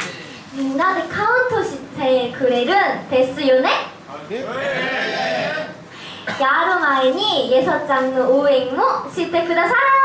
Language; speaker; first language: Japanese; non-native, learner; Korean